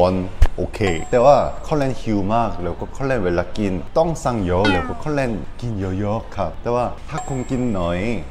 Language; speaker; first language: Thai; non-native, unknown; Korean